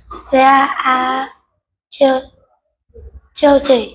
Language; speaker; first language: English; non-native, learner; Vietnamese